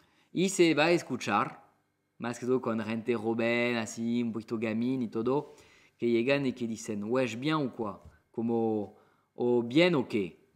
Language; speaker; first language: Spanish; non-native, fluent; French